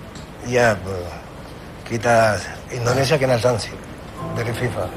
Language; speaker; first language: Indonesian; non-native, fluent; Spanish